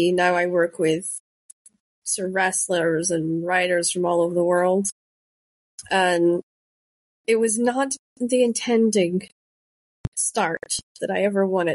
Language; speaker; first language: English; non-native, local second language; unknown